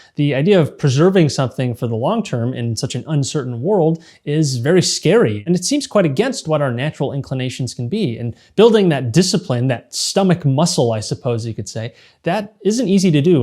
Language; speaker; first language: English; native; English